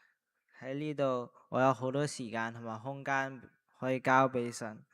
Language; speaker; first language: Chinese; early bilingual, heritage; Cantonese